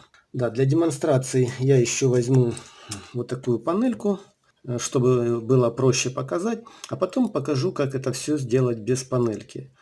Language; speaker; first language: Russian; native; Russian